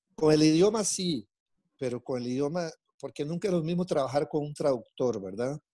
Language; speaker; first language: Spanish; non-native, fluent; Portuguese